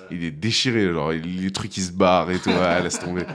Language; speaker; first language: French; native; French